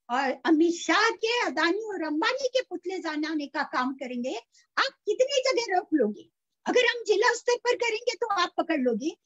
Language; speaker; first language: Hindi; native; Hindi